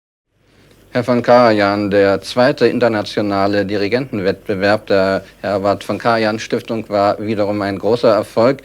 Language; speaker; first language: German; native; German